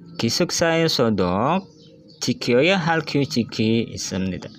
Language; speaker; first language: Korean; non-native, learner; Indonesian